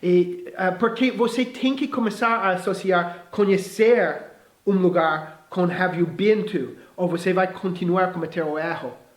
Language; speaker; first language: Portuguese; non-native, fluent; English